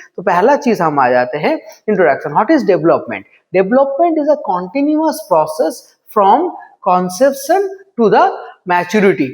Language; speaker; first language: Hindi; non-native, local second language; Bangla